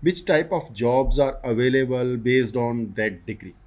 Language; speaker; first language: English; non-native, local second language; Punjabi